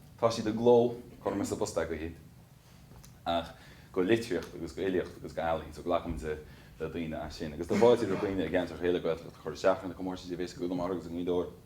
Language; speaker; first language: Irish; native; Irish